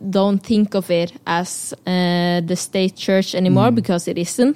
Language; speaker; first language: English; non-native, fluent; Norwegian